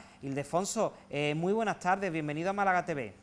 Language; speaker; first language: Spanish; native; Spanish